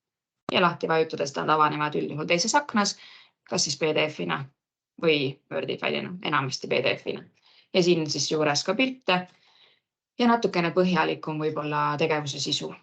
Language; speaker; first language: Estonian; native; Estonian